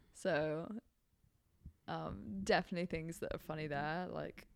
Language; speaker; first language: English; non-native, local second language; Cantonese